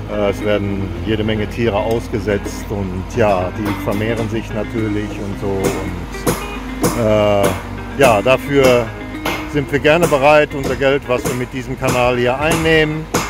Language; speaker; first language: German; native; German